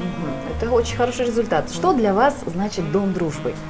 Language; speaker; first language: Russian; native; Russian